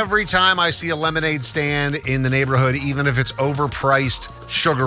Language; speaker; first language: English; native; English